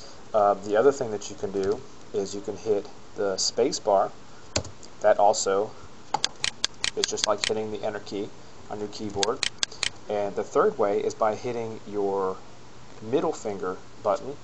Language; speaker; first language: English; native; English